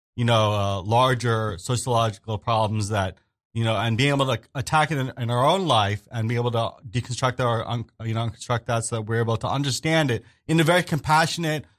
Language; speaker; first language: English; early bilingual, other home language; Hindi